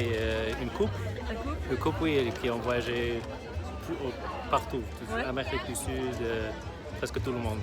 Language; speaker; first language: French; non-native, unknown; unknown